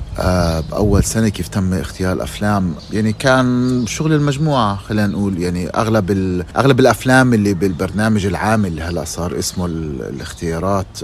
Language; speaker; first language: Arabic; native; Arabic